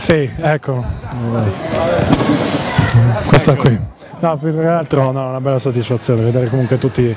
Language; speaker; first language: Italian; native; Italian